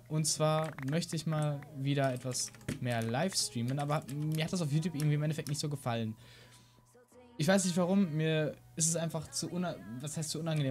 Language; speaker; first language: German; native; German